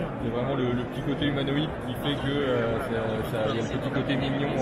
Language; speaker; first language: French; native; French